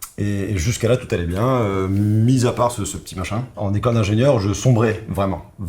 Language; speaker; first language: French; non-native, local second language; Arabic